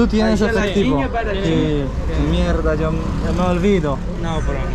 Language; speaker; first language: Spanish; non-native, learner; Polish